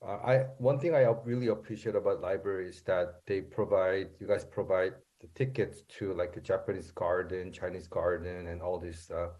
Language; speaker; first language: English; non-native, fluent; Korean